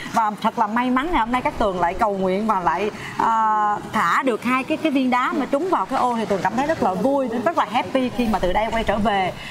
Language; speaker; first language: Vietnamese; native; Vietnamese